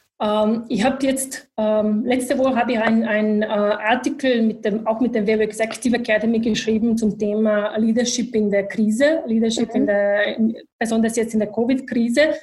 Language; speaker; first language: German; non-native, fluent; Bosnian